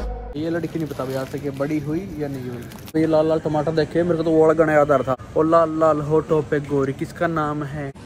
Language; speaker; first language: Hindi; native; Hindi